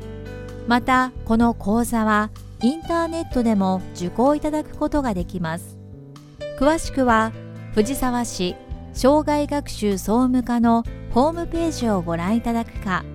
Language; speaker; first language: Japanese; native; Japanese